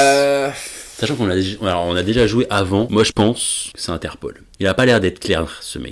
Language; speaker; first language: French; native; French